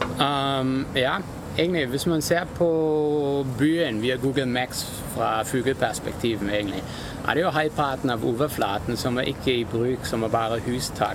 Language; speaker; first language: Norwegian; non-native, fluent; German